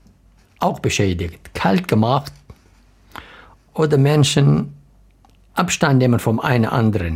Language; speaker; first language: German; non-native, learner; Arabic